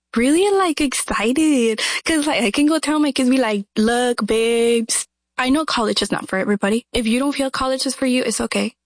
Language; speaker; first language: English; early bilingual, other home language; Spanish